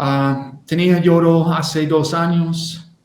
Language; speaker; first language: Spanish; non-native, learner; English